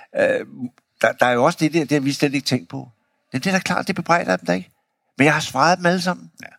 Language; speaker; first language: Danish; native; Danish